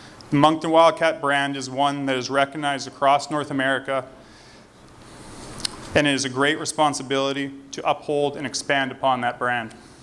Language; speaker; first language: English; native; English